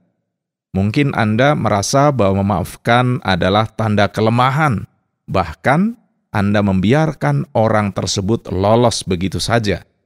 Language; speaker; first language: Indonesian; native; Indonesian